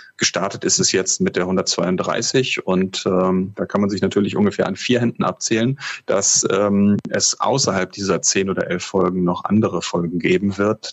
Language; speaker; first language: German; native; German